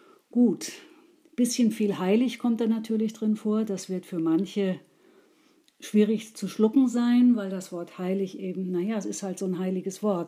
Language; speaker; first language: German; native; German